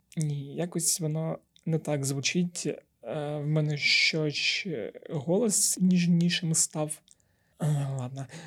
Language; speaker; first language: Ukrainian; non-native, local second language; Russian